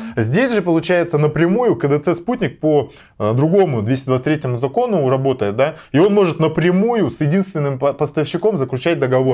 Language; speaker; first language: Russian; native; Russian